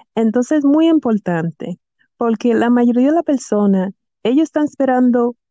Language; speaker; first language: Spanish; early bilingual, heritage; Spanish